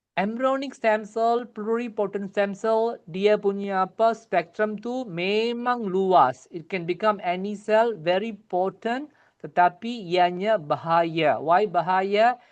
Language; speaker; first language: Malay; non-native, local second language; Tamil